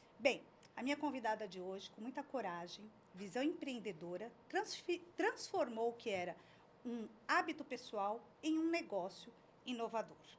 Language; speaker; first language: Portuguese; native; Portuguese